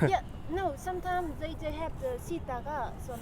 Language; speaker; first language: English; non-native, learner; Vietnamese